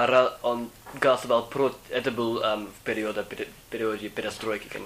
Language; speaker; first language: Russian; non-native, fluent; English